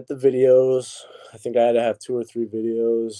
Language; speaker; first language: English; native; English